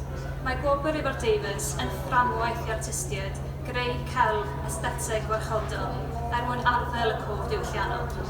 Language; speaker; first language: Welsh; native; Welsh